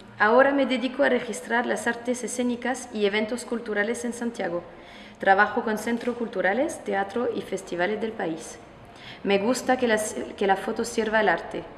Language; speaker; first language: Spanish; non-native, fluent; French